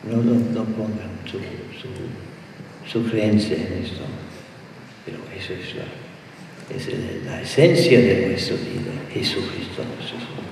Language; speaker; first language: Spanish; non-native, fluent; English